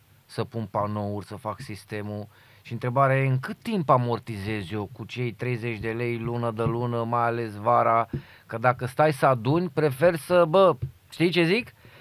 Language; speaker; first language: Romanian; native; Romanian